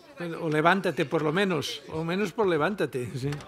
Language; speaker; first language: Spanish; non-native, local second language; Catalan